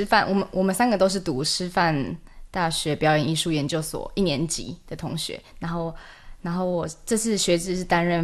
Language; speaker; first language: Chinese; native; Chinese